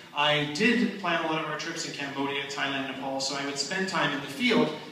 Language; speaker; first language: English; native; English